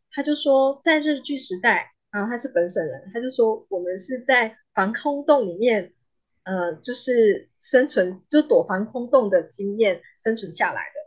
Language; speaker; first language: Chinese; native; Chinese